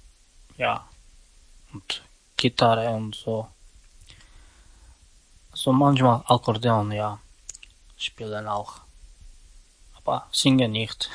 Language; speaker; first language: German; non-native, learner; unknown